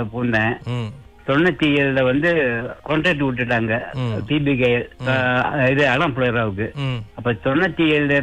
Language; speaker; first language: Tamil; early bilingual, heritage; Tamil